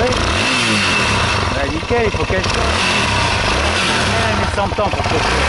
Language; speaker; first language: French; native; French